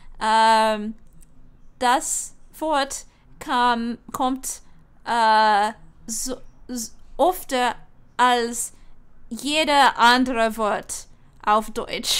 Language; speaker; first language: German; non-native, learner; English